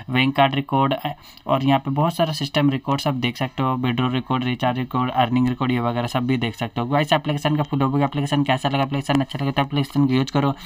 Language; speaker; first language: Hindi; native; Hindi